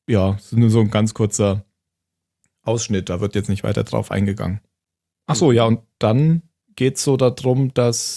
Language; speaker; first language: German; native; German